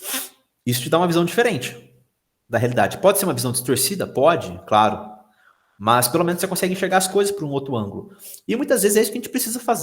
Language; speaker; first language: Portuguese; native; Portuguese